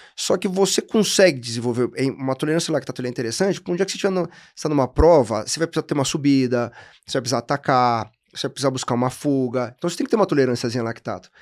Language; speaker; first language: Portuguese; native; Portuguese